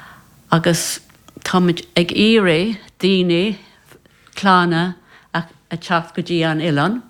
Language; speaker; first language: Irish; non-native, local second language; English